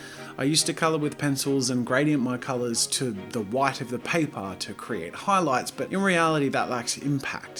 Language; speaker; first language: English; native; English